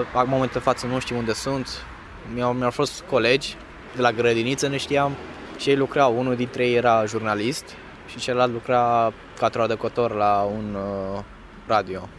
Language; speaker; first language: Romanian; non-native, fluent; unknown